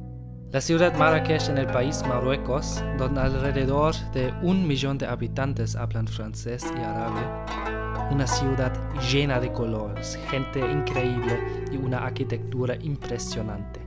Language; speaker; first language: Spanish; non-native, learner; German